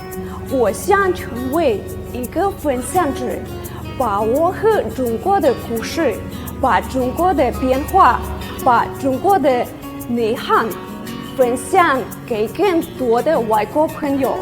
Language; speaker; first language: Chinese; non-native, fluent; Russian